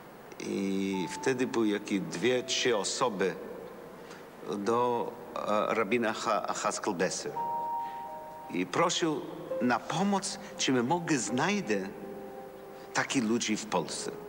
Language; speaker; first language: Polish; non-native, learner; English